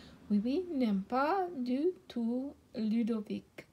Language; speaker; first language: French; non-native, learner; English